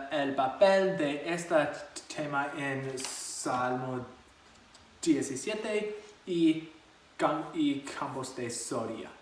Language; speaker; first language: Spanish; non-native, learner; English